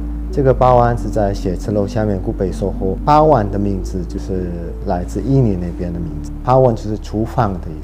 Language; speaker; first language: Chinese; early bilingual, heritage; Chinese